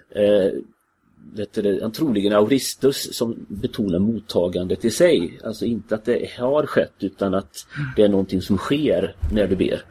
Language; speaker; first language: Swedish; native; Swedish